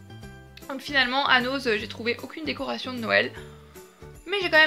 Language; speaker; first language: French; native; French